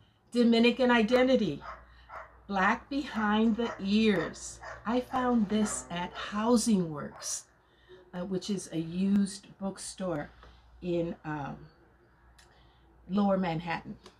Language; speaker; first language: English; non-native, local second language; Spanish